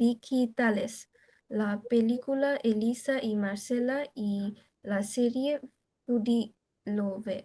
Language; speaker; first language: Spanish; non-native, learner; Bangla